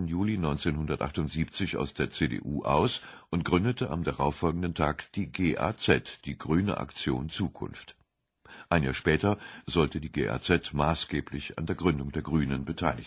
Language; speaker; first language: German; native; German